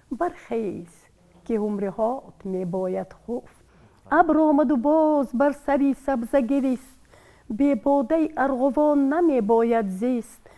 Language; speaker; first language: Tajik; non-native, local second language; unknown